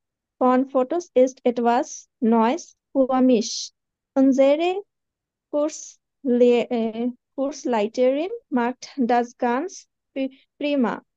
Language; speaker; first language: German; non-native, learner; Bangla